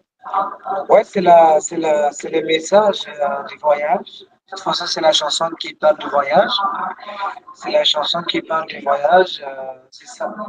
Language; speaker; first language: French; non-native, local second language; Tamasheq